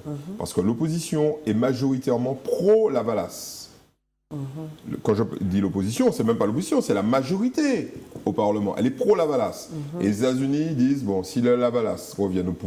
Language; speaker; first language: French; native; French